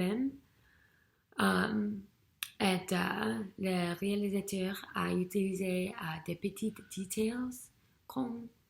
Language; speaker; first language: French; non-native, learner; English